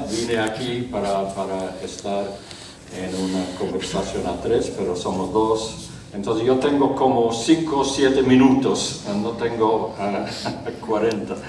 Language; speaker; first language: Spanish; non-native, fluent; English